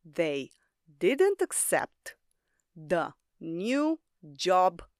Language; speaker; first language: English; non-native, fluent; Romanian